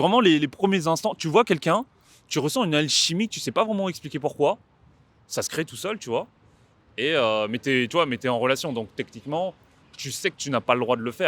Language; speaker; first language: French; native; French